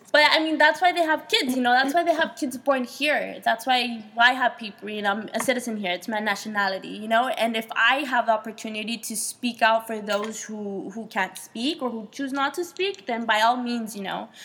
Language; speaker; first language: English; early bilingual, other home language; Spanish